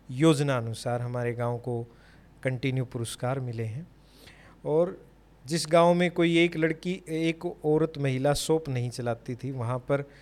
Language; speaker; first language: Hindi; native; Hindi